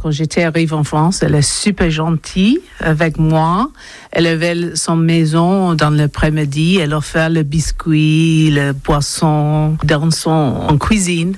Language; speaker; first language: French; non-native, learner; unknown